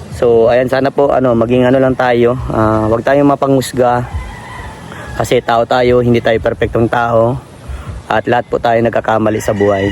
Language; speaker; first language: Filipino; non-native, local second language; Bikol